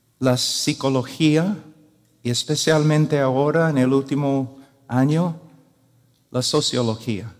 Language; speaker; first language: Spanish; non-native, fluent; English